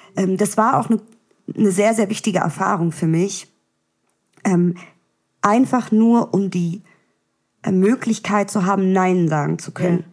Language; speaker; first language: German; early bilingual, other home language; Russian